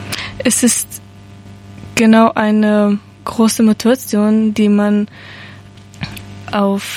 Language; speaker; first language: German; non-native, learner; Persian